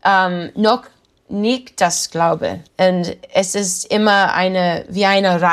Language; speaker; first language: German; non-native, learner; English